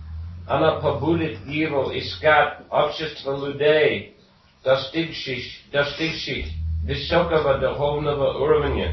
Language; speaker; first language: Russian; non-native, fluent; English